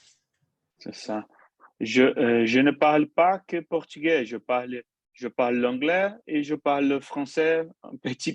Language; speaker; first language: French; non-native, learner; Portuguese